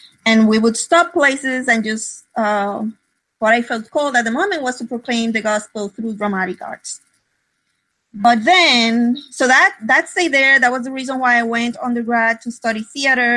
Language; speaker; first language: English; non-native, fluent; Spanish